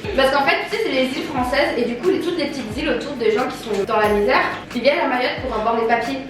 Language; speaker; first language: French; native; French